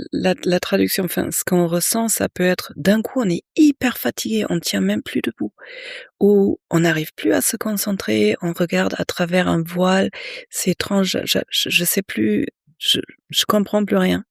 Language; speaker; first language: French; native; French